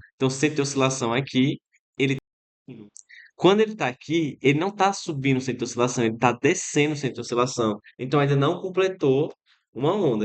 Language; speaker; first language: Portuguese; native; Portuguese